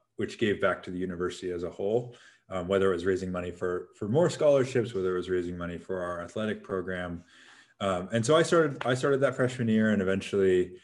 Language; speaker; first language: English; native; English